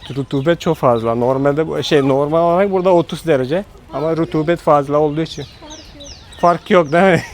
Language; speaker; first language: Turkish; non-native, fluent; Hindi